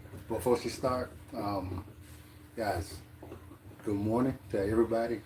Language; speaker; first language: English; native; English